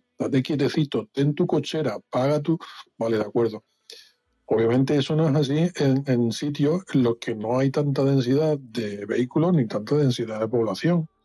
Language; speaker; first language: Spanish; native; Spanish